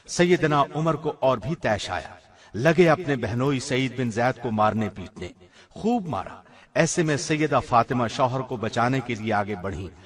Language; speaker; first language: Urdu; native; Urdu